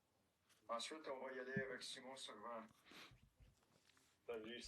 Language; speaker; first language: French; native; French